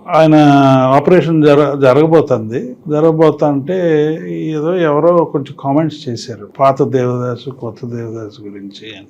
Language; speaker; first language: Telugu; native; Telugu